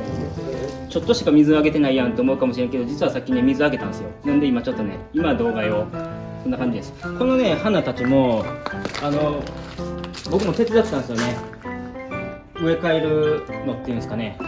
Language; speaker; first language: Japanese; native; Japanese